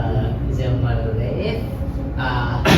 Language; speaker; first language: French; non-native, learner; Indonesian